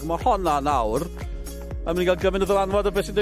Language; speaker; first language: Welsh; native; Welsh